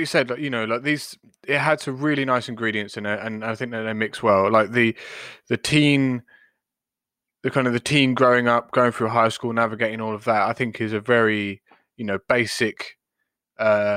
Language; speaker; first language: English; native; English